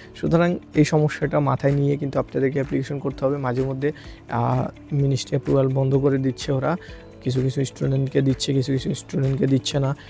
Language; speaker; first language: Bangla; native; Bangla